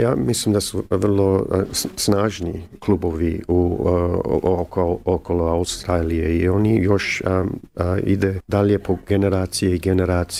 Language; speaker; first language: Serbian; early bilingual, heritage; English